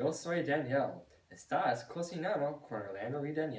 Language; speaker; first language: Spanish; non-native, learner; English